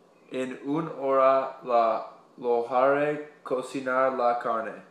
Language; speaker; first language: Spanish; non-native, learner; English